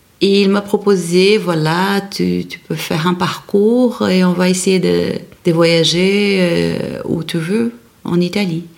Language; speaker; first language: French; non-native, fluent; Portuguese